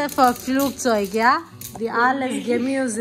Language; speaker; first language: German; non-native, learner; Marathi